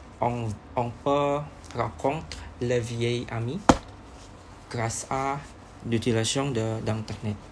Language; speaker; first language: French; non-native, learner; Indonesian